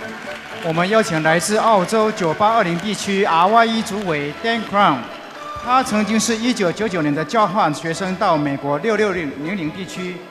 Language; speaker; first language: Chinese; native; Chinese